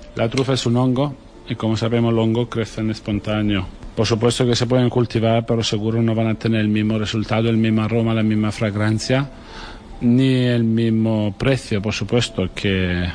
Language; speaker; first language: Spanish; non-native, fluent; Italian